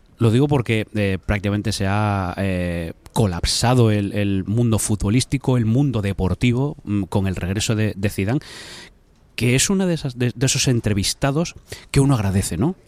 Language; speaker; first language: Spanish; native; Spanish